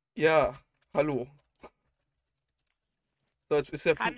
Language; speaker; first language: German; native; German